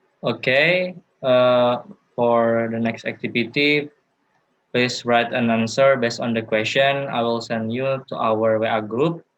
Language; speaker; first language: English; non-native, learner; Indonesian